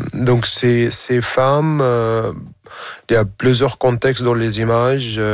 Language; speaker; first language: French; non-native, fluent; Arabic